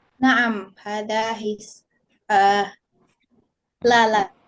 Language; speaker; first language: Arabic; non-native, learner; Indonesian